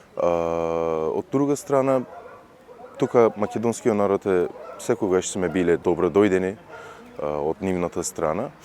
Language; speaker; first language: Macedonian; non-native, fluent; Turkish